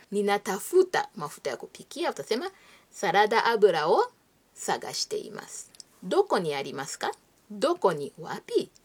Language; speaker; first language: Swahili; native; Swahili